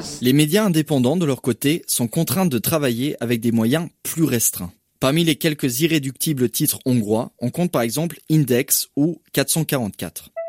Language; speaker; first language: French; native; French